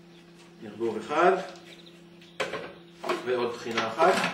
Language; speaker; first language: Hebrew; native; Hebrew